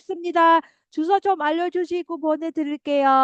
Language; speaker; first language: Korean; non-native, fluent; Indonesian